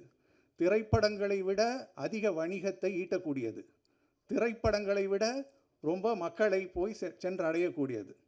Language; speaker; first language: Tamil; native; Tamil